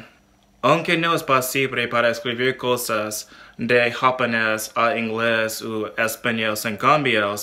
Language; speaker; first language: Spanish; non-native, learner; English